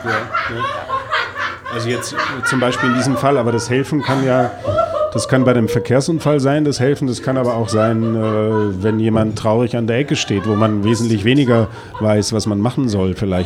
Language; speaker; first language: German; native; German